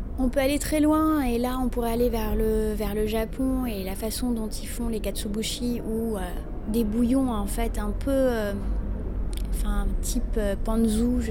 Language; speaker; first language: French; non-native, local second language; Arabic